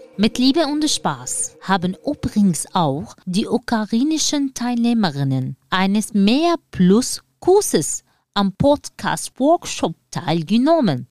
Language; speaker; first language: German; non-native, fluent; Arabic